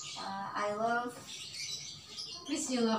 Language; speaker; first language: English; non-native, learner; Indonesian